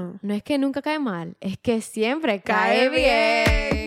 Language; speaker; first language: Spanish; native; Spanish